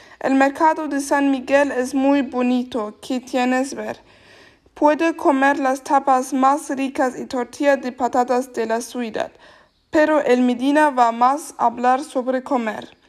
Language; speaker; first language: Spanish; non-native, learner; German